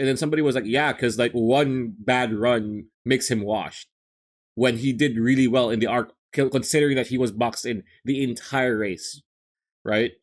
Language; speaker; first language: English; native; English